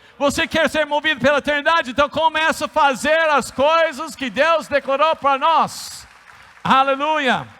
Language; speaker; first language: Portuguese; non-native, fluent; English